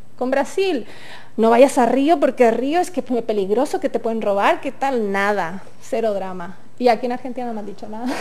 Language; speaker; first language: Spanish; native; Spanish